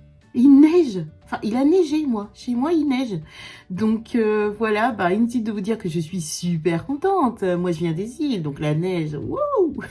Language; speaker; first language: French; native; French